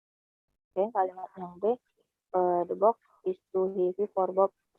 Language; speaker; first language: English; non-native, learner; Indonesian